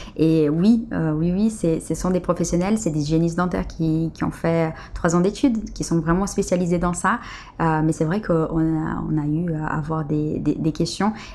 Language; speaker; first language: French; early bilingual, other home language; Portuguese